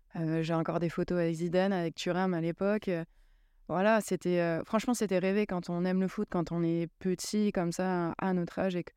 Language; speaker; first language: French; native; French